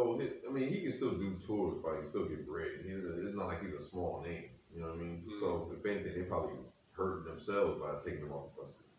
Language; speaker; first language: English; native; English